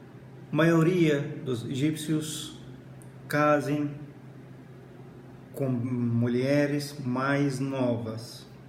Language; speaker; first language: Portuguese; non-native, fluent; Arabic